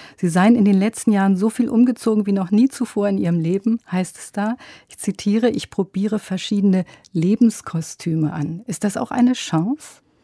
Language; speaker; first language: German; native; German